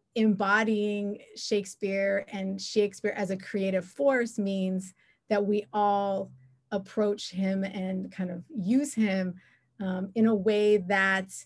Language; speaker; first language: English; native; English